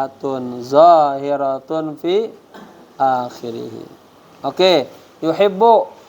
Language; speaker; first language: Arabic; non-native, fluent; Indonesian